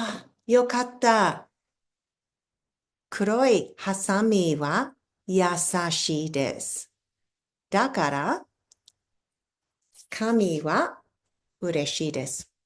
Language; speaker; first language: Japanese; non-native, fluent; English